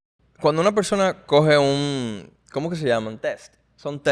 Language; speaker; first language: Spanish; native; Spanish